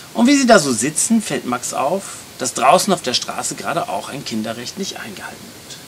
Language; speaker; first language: German; native; German